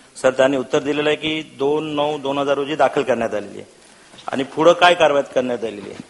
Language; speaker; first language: Marathi; non-native, local second language; Hindi